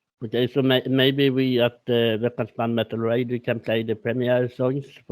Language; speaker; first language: English; non-native, learner; Swedish